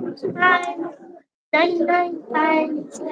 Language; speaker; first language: English; non-native, learner; Arabic